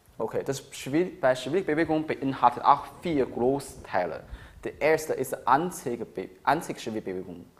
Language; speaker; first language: German; non-native, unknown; Chinese